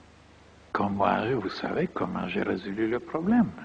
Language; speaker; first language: French; non-native, fluent; Bulgarian